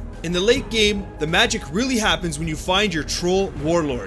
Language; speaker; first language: English; native; English